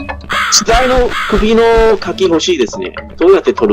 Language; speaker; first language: Japanese; non-native, learner; Chinese